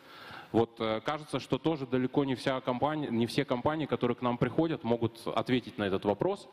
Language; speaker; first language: Russian; native; Russian